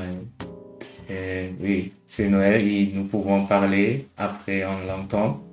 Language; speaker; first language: French; non-native, learner; German